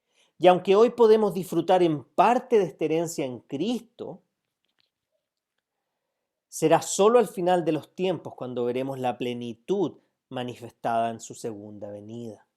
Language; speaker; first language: Spanish; native; Spanish